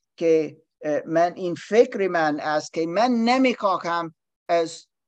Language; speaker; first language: Persian; non-native, learner; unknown